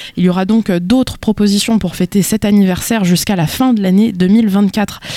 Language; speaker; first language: French; native; French